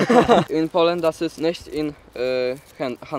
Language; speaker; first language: German; non-native, learner; Polish